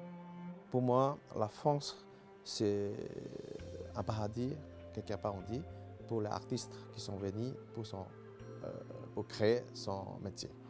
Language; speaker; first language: French; non-native, fluent; Chinese